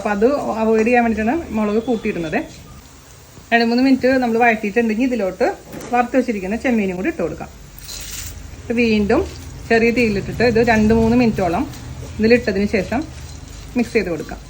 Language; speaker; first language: Malayalam; native; Malayalam